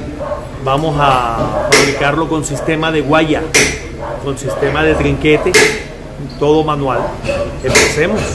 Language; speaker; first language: Spanish; native; Spanish